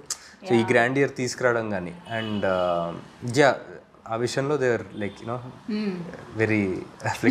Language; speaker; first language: Telugu; native; Telugu